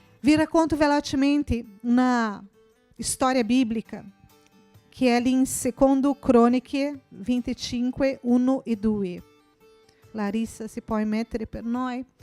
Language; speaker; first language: Italian; non-native, fluent; Portuguese